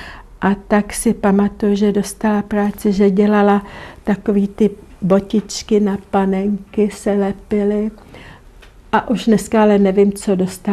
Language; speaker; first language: Czech; non-native, local second language; German